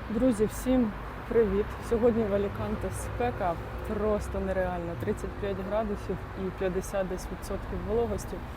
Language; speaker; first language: Ukrainian; non-native, local second language; Russian